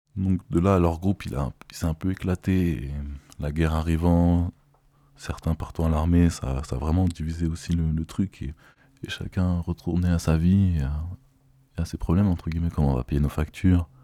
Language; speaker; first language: French; native; French